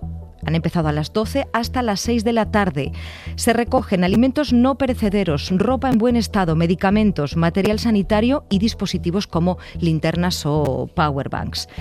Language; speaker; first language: Spanish; native; Spanish